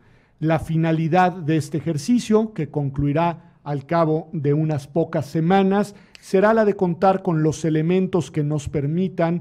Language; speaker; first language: Spanish; native; Spanish